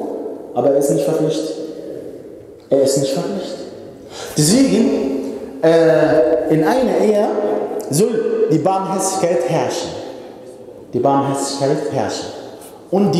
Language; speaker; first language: German; non-native, fluent; Arabic